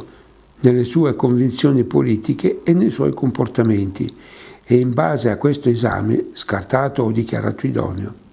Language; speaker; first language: Italian; native; Italian